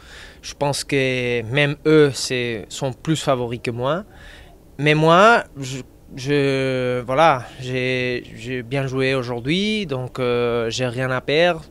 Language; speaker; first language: French; non-native, fluent; Spanish